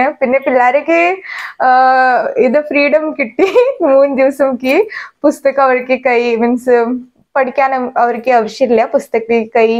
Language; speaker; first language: Malayalam; non-native, local second language; Hindi